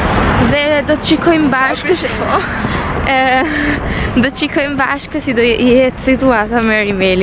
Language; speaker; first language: Albanian; early bilingual, heritage; Albanian